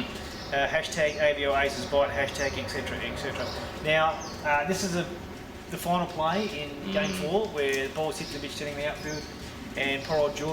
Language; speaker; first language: English; native; English